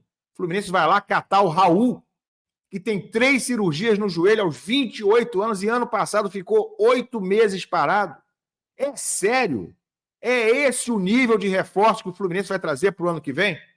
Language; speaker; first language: Portuguese; native; Portuguese